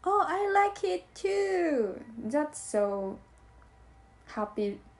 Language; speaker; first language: English; non-native, learner; Japanese